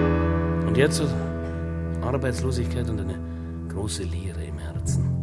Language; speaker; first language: German; native; German